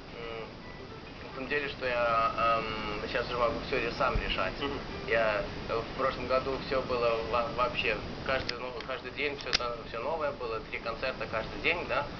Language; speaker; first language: Russian; early bilingual, heritage; Russian